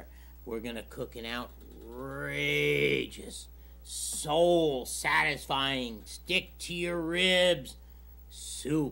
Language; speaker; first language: English; native; English